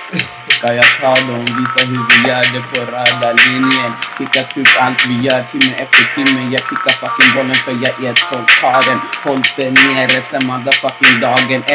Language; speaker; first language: Swedish; native; Swedish